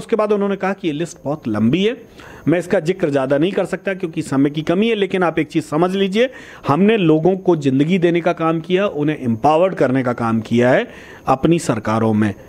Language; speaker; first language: Hindi; native; Hindi